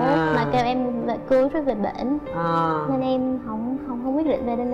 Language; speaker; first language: Vietnamese; native; Vietnamese